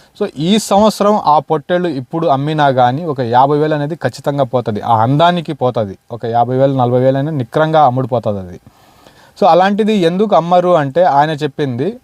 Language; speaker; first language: Telugu; non-native, local second language; Urdu